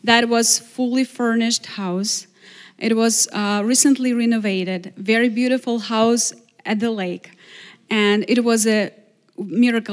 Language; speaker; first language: English; non-native, fluent; Ukrainian